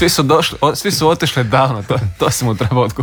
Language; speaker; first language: Serbian; native; Serbian